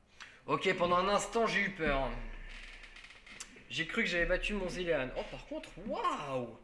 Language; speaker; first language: French; native; French